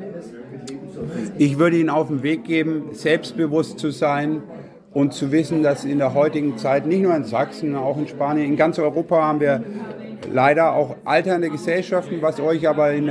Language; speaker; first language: German; native; German